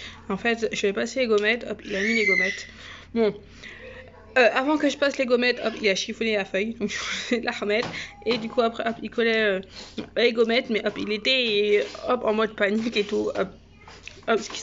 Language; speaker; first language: French; native; French